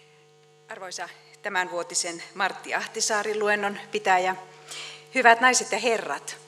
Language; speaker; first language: Finnish; native; Finnish